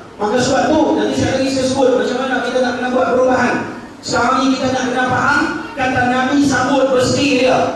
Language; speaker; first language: Malay; native; Malay